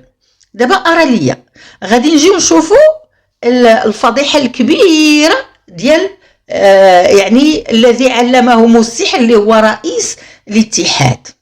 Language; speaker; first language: Arabic; native; Arabic